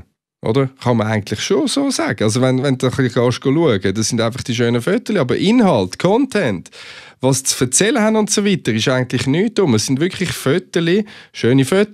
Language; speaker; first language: German; native; German